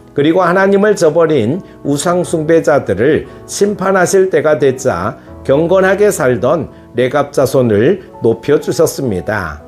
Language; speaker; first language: Korean; native; Korean